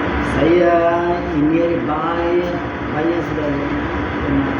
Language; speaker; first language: Indonesian; non-native, learner; Bangla